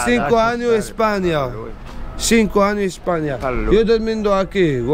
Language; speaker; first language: Italian; non-native, learner; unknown